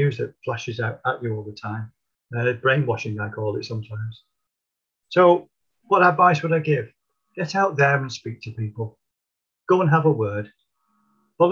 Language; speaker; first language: English; native; English